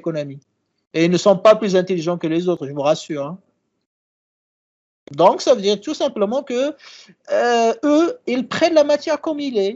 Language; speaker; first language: French; non-native, local second language; Arabic